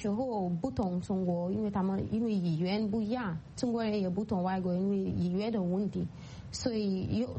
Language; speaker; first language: Chinese; non-native, fluent; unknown